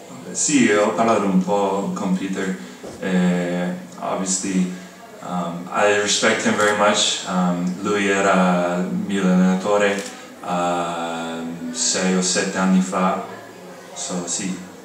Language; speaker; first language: Italian; non-native, learner; English